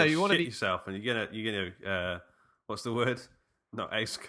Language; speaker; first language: English; native; English